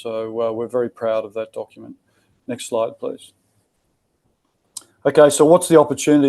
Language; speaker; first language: English; native; English